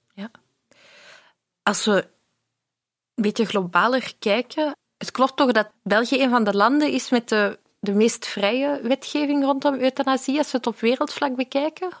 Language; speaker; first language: Dutch; native; Dutch